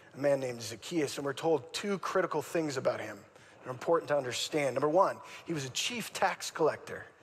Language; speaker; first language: English; native; English